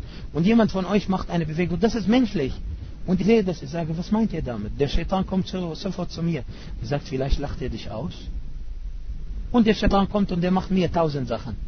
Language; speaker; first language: German; non-native, fluent; Arabic